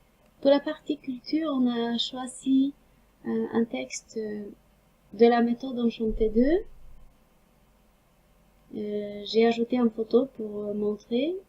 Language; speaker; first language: French; non-native, fluent; Norwegian